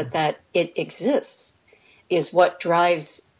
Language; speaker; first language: English; native; English